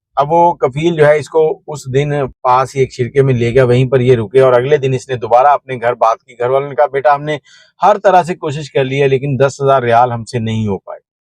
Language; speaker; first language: Urdu; non-native, local second language; Punjabi